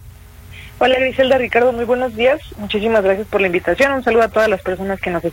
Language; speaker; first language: Spanish; native; Spanish